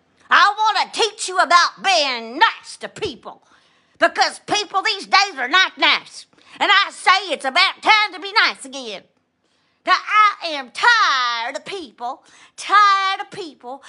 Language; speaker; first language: English; native; English